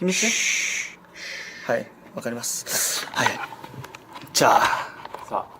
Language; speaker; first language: Japanese; non-native, learner; Korean